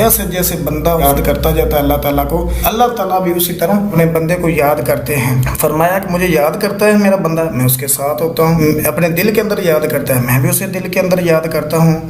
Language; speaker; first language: Urdu; non-native, local second language; Punjabi